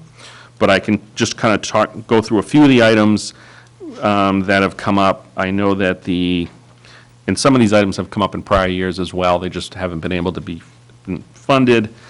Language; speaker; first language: English; native; English